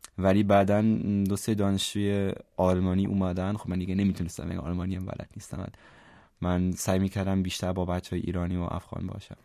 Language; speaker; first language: Persian; non-native, fluent; German